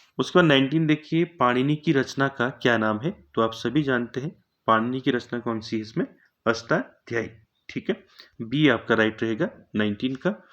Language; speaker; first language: Hindi; native; Hindi